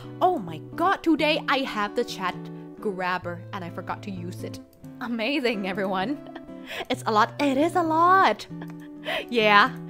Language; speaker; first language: English; non-native, fluent; Thai